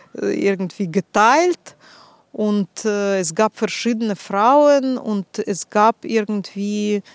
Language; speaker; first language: German; non-native, fluent; Russian